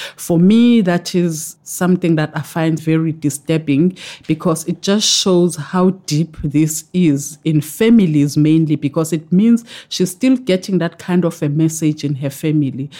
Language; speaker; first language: English; non-native, local second language; Zulu